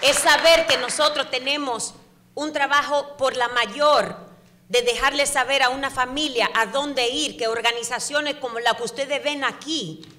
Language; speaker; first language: Spanish; early bilingual, heritage; Spanish